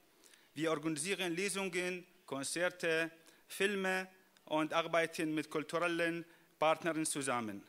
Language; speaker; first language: German; non-native, fluent; Arabic